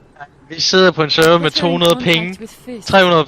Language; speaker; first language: Danish; native; Danish